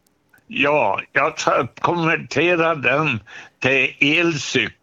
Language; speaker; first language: Swedish; native; Swedish